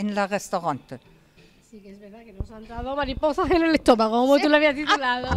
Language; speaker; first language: Spanish; native; Spanish